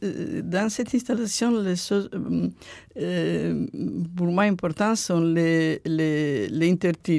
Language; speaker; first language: French; non-native, learner; Italian